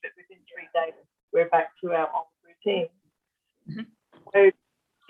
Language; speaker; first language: English; native; English